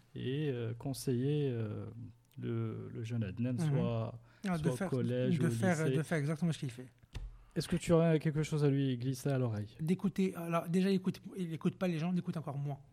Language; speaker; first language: French; non-native, local second language; Arabic